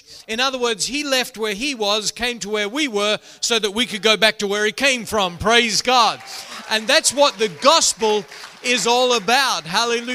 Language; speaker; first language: English; native; English